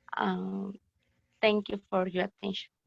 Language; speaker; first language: English; non-native, learner; Spanish